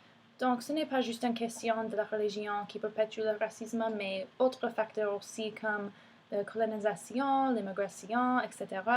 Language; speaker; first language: French; non-native, fluent; English